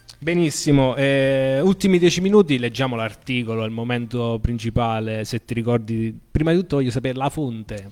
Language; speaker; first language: Italian; native; Italian